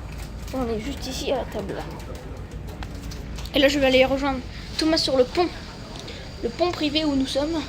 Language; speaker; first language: French; native; French